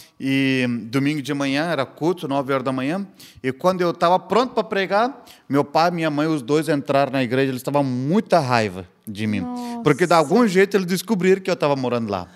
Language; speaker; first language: Portuguese; non-native, fluent; Hindi